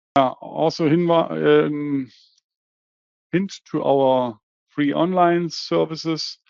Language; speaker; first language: English; non-native, fluent; German